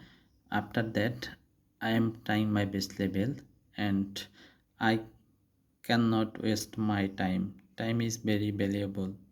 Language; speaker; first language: English; non-native, learner; Bangla